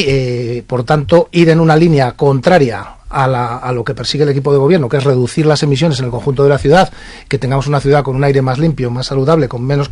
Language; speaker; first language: Spanish; native; Spanish